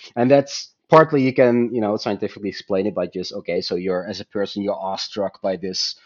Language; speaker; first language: English; non-native, fluent; Dutch